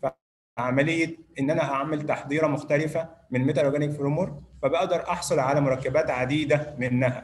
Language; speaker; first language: Arabic; native; Arabic